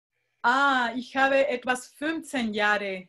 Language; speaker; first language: German; non-native, fluent; Spanish